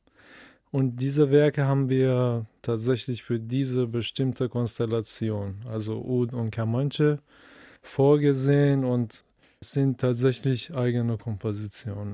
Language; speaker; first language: German; non-native, fluent; Persian